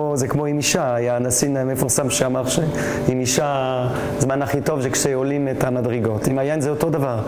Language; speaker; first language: Hebrew; non-native, fluent; French